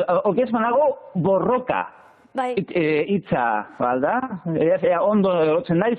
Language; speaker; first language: Basque; non-native, learner; Spanish